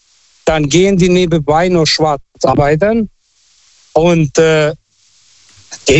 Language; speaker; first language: German; non-native, fluent; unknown